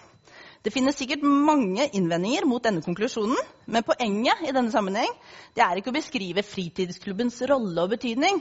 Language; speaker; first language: Norwegian; native; Norwegian